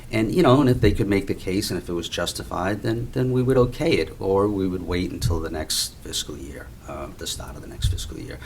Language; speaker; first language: English; native; English